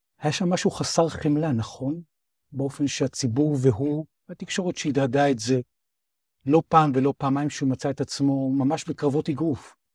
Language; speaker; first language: Hebrew; native; Hebrew